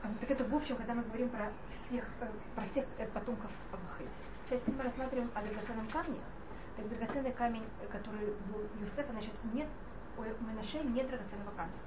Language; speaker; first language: Russian; non-native, fluent; Hebrew